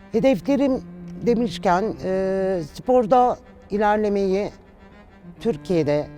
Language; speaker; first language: Turkish; native; Turkish